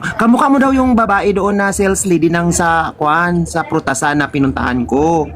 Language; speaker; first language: Filipino; non-native, local second language; Hiligaynon